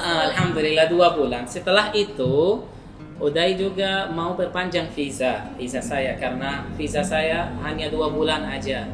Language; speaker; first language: Indonesian; non-native, fluent; Arabic